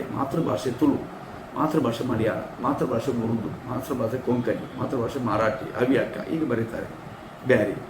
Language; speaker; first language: Kannada; non-native, local second language; Tulu